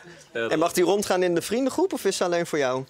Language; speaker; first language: Dutch; native; Dutch